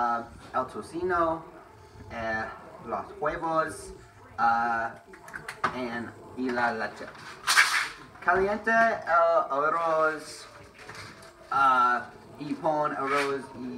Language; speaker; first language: Spanish; non-native, learner; English